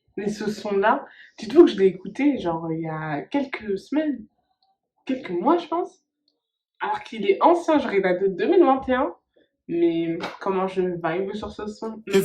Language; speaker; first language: French; early bilingual, other home language; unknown